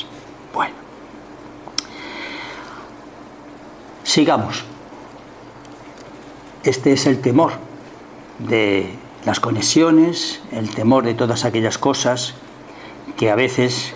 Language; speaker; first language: Spanish; native; Spanish